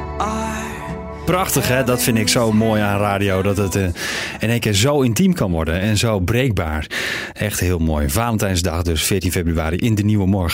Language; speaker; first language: Dutch; native; Dutch